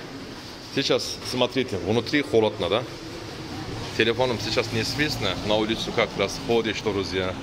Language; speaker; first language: Russian; non-native, learner; Turkish